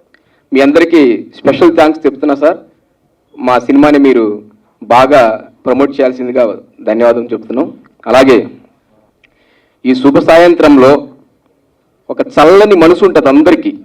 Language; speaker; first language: Telugu; native; Telugu